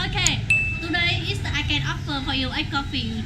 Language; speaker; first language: English; non-native, learner; Vietnamese